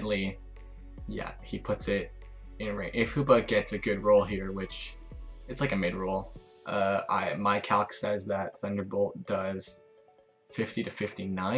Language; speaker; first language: English; native; English